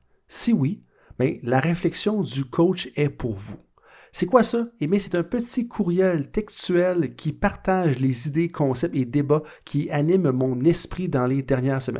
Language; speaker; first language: French; native; French